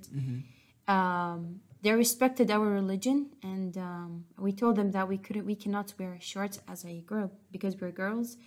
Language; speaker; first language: English; non-native, fluent; Arabic